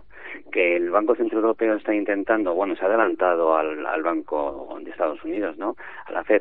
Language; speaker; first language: Spanish; native; Spanish